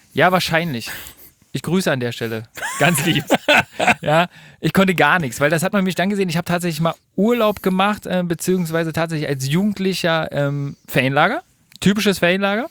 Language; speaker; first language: German; native; German